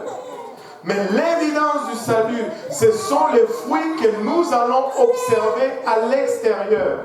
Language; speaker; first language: French; non-native, local second language; Swahili